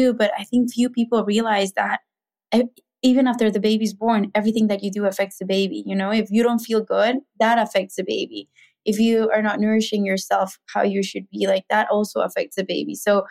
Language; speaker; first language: English; non-native, fluent; Spanish